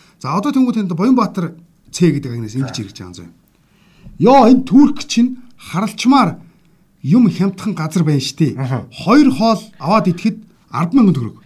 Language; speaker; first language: Mongolian; native; Mongolian